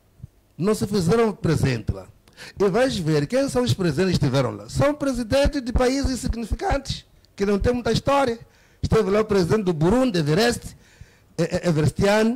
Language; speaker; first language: Portuguese; native; Portuguese